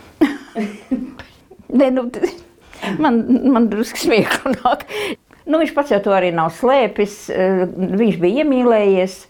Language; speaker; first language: Latvian; native; Latvian